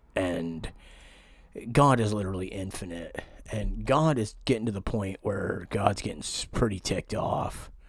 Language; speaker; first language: English; native; English